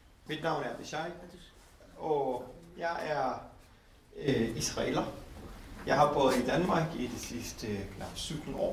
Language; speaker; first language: Danish; non-native, fluent; Hebrew